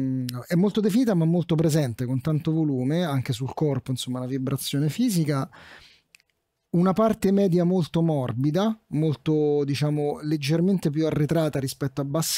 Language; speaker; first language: Italian; native; Italian